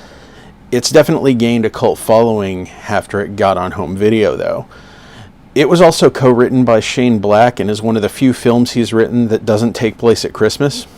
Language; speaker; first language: English; native; English